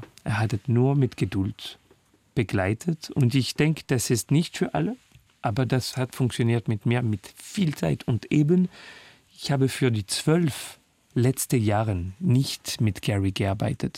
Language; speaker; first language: German; non-native, fluent; French